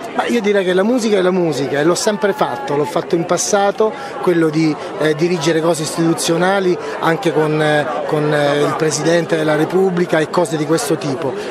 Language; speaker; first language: Italian; native; Italian